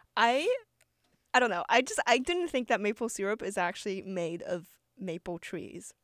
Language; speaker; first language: English; non-native, fluent; Chinese